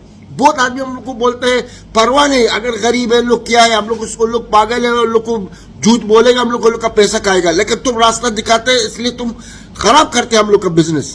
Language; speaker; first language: Hindi; non-native, learner; Arabic